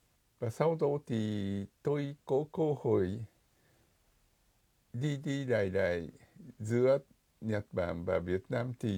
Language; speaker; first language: Vietnamese; non-native, fluent; Japanese